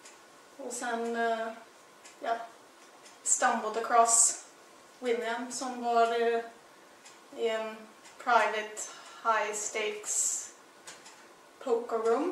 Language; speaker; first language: Swedish; non-native, fluent; English